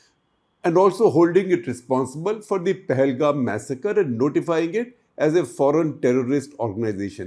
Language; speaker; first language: English; non-native, local second language; Hindi